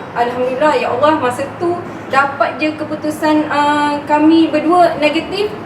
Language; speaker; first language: Malay; native; Malay